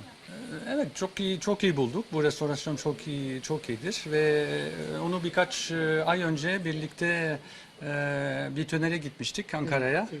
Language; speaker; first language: Turkish; non-native, fluent; French